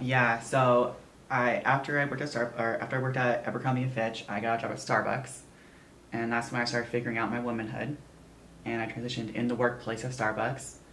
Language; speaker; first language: English; native; English